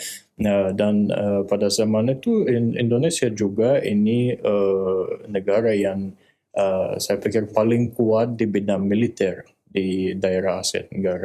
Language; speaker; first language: Indonesian; non-native, fluent; Russian